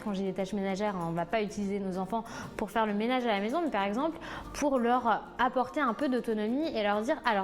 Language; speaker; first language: French; native; French